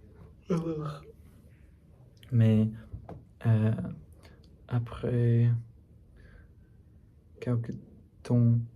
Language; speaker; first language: French; non-native, learner; English